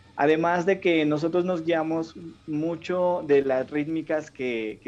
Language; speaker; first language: Spanish; native; Spanish